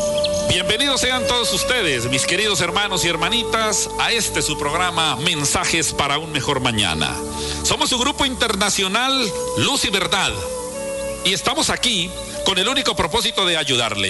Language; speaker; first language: Spanish; native; Spanish